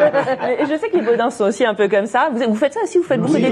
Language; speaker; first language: French; native; French